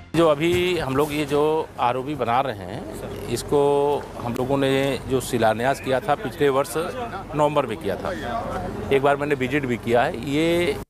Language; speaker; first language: Hindi; native; Hindi